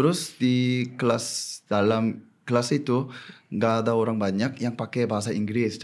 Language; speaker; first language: Indonesian; non-native, fluent; Korean